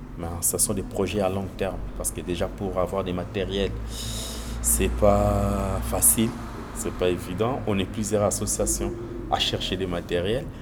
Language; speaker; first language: French; non-native, local second language; Lingala